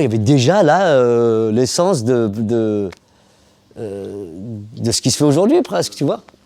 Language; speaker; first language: French; early bilingual, other home language; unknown